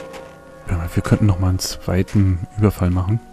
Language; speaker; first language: German; native; German